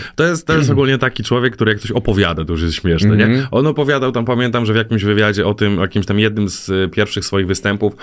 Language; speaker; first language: Polish; native; Polish